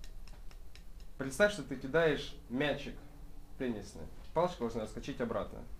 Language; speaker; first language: Russian; native; Russian